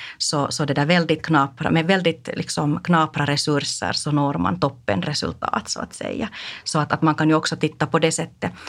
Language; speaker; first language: Swedish; non-native, local second language; Finnish